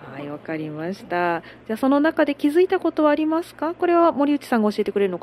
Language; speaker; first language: Japanese; native; Japanese